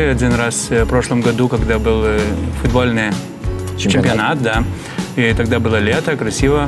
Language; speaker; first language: Russian; non-native, fluent; Lithuanian